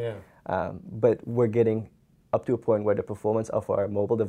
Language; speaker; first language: English; non-native, fluent; Dutch